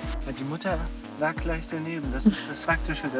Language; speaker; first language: German; native; German